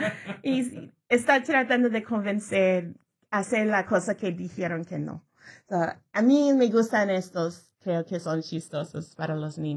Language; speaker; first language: Spanish; early bilingual, heritage; Spanish